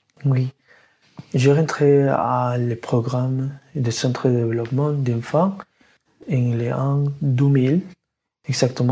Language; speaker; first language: French; non-native, learner; Spanish